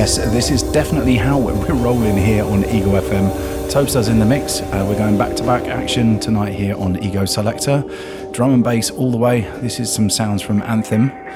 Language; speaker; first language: English; native; English